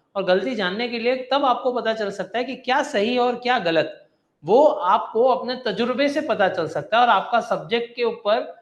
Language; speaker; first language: Hindi; non-native, local second language; Gujarati